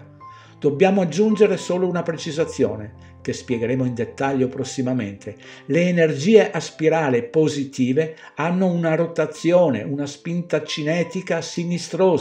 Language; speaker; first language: Italian; native; Italian